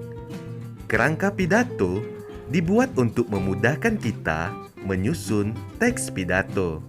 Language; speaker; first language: Indonesian; native; Indonesian